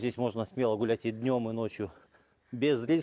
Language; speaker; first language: Russian; native; Russian